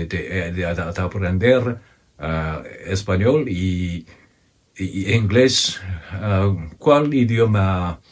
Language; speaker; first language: Spanish; non-native, fluent; Japanese